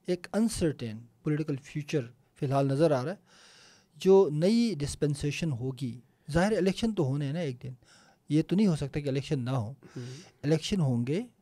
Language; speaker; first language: Urdu; non-native, local second language; Punjabi